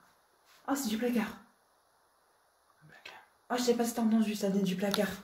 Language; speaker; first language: French; native; French